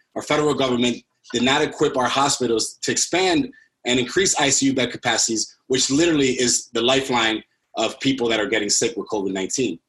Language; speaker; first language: English; early bilingual, other home language; Spanish